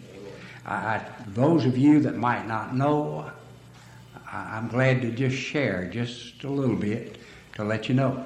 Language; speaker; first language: English; native; English